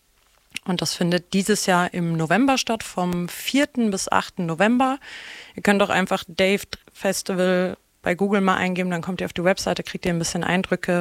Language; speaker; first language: German; native; German